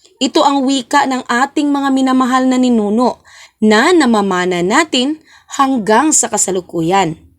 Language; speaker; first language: Filipino; non-native, local second language; Cebuano